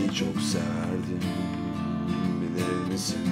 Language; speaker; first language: Turkish; early bilingual, heritage; Turkish